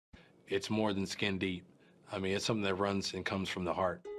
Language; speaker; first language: English; native; English